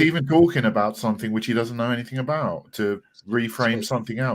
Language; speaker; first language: English; native; English